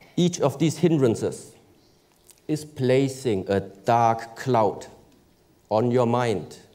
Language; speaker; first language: English; early bilingual, other home language; German